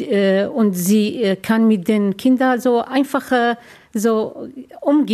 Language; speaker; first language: German; non-native, learner; Arabic